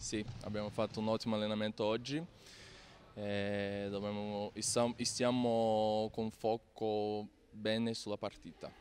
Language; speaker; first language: Italian; non-native, fluent; Portuguese